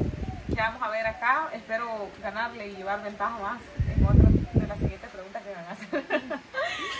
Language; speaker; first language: Spanish; native; Spanish